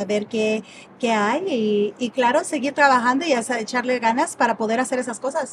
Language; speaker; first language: Spanish; early bilingual, heritage; Spanish